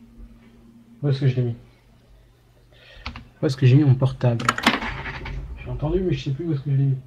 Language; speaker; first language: French; native; French